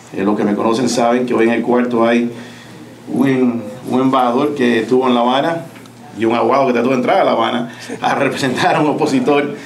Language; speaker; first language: Spanish; native; Spanish